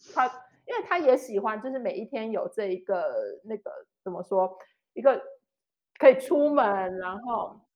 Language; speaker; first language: Chinese; native; Chinese